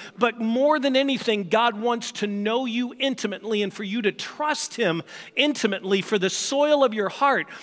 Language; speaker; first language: English; native; English